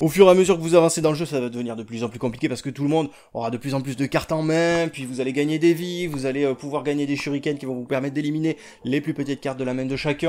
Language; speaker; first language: French; native; French